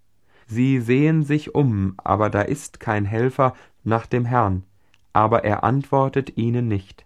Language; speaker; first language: German; native; German